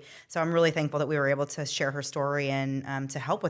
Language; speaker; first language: English; native; English